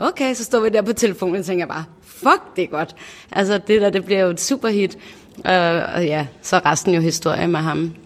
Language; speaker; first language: Danish; native; Danish